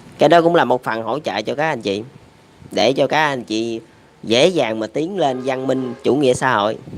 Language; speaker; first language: Vietnamese; native; Vietnamese